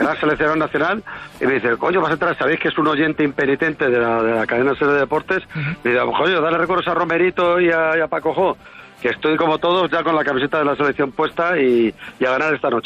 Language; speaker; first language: Spanish; native; Spanish